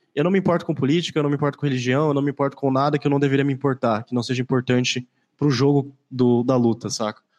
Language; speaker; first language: Portuguese; native; Portuguese